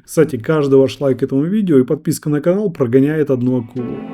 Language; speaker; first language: Russian; native; Russian